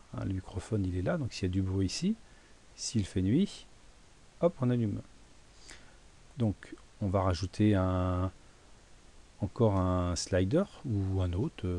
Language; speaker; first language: French; native; French